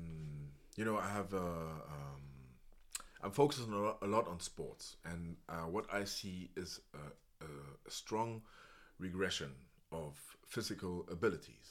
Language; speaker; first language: English; non-native, fluent; German